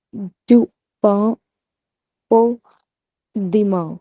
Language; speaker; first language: French; non-native, learner; Punjabi